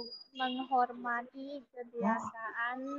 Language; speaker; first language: Indonesian; non-native, learner; Chinese